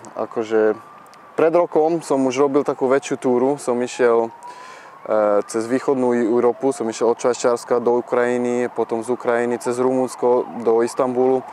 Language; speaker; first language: Slovak; early bilingual, heritage; Slovak